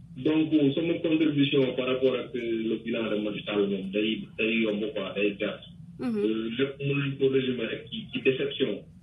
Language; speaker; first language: Wolof; native; Wolof